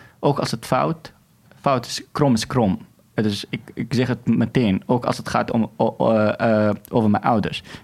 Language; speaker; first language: Dutch; non-native, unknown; Arabic